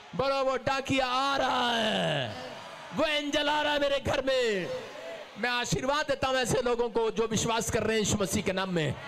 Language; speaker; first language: Hindi; non-native, local second language; Punjabi